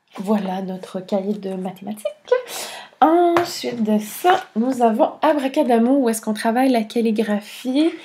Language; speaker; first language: French; native; French